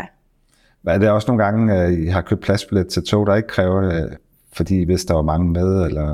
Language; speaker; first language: Danish; native; Danish